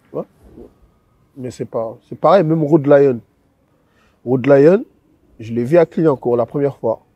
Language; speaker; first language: French; non-native, local second language; Wolof